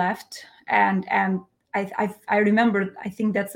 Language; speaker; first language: English; non-native, fluent; Albanian